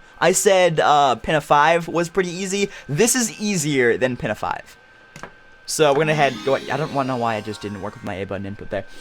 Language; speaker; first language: English; native; English